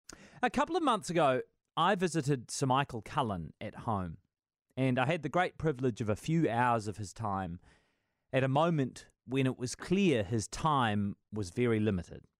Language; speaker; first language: English; native; English